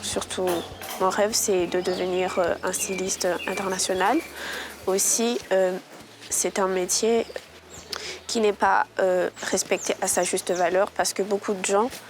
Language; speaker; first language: French; non-native, local second language; Rundi